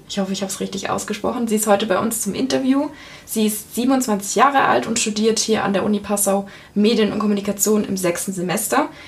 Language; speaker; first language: German; native; German